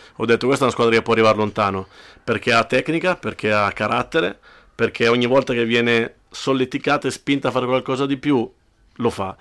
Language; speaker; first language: Italian; native; Italian